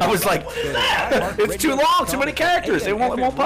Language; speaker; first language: English; native; English